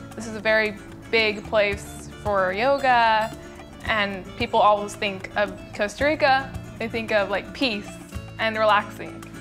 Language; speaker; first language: English; native; English